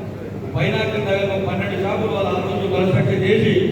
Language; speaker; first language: Telugu; native; Telugu